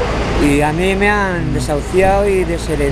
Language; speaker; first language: Spanish; native; Spanish